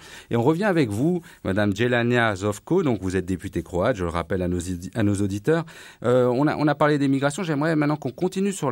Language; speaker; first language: French; native; French